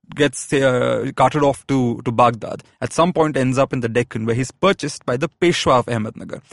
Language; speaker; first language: English; non-native, local second language; Malayalam